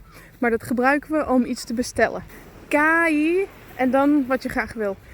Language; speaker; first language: Dutch; non-native, fluent; Spanish